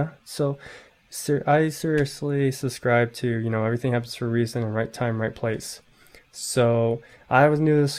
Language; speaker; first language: English; native; English